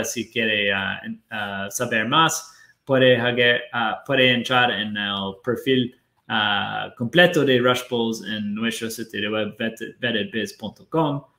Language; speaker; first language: Spanish; non-native, fluent; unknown